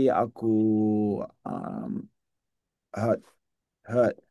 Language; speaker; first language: Indonesian; non-native, learner; English